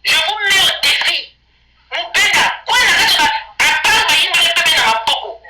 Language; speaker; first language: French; non-native, local second language; Lingala